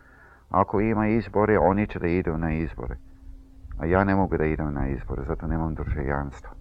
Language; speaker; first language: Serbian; early bilingual, heritage; Serbian